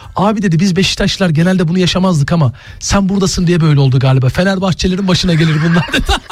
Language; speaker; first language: Turkish; native; Turkish